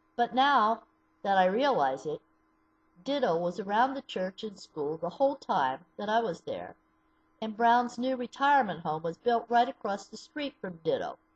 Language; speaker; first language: English; native; English